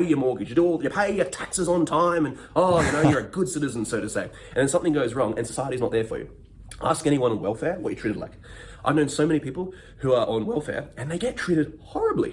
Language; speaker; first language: English; native; English